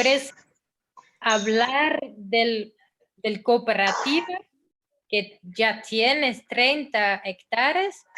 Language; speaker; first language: Spanish; non-native, fluent; Dutch